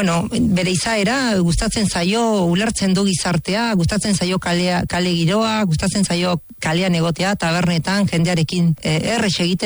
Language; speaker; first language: Basque; non-native, fluent; Spanish